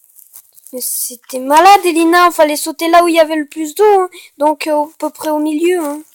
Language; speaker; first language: French; native; French